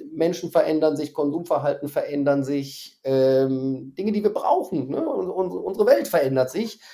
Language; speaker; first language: German; native; German